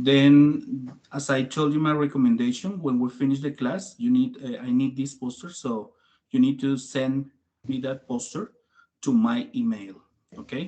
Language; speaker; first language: English; non-native, fluent; Spanish